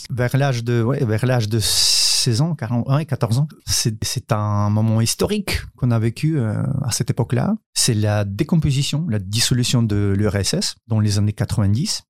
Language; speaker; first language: French; non-native, fluent; Ukrainian